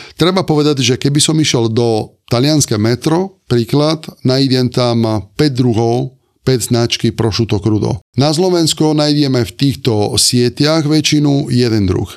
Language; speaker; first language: Slovak; non-native, fluent; Italian